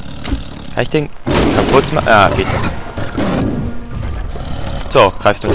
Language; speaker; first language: German; native; German